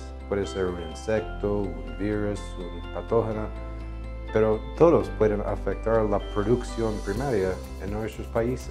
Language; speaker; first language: Spanish; non-native, fluent; English